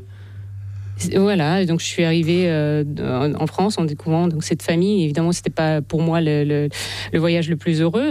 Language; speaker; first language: French; non-native, fluent; Russian